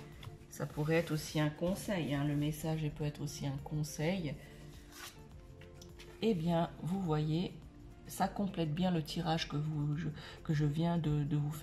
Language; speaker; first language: French; native; French